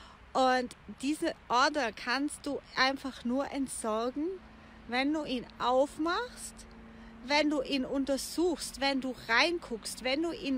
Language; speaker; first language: German; native; German